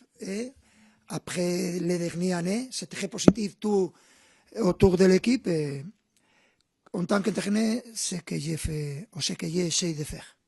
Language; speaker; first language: French; non-native, fluent; Spanish